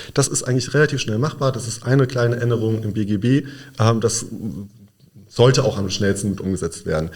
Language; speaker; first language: German; native; German